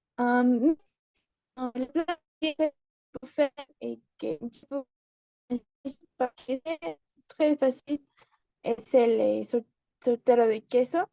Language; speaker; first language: French; non-native, learner; Spanish